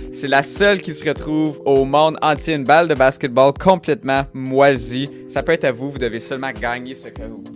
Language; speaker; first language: French; native; French